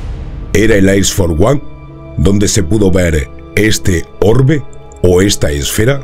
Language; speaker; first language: Spanish; native; Spanish